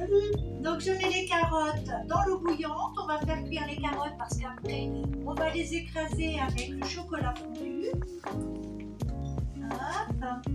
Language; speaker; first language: French; native; French